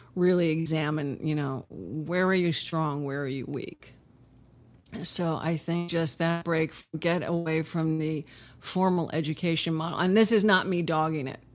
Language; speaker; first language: English; native; English